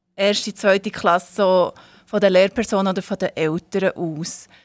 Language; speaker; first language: German; native; German